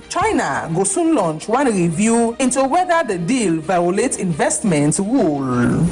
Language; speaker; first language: English; non-native, local second language; Krio